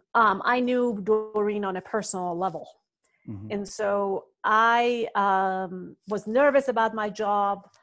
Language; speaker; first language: English; non-native, fluent; Persian